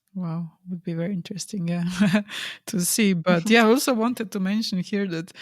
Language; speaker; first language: English; non-native, fluent; Slovenian